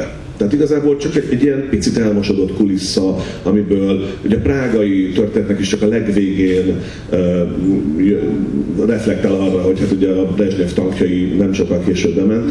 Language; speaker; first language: Hungarian; native; Hungarian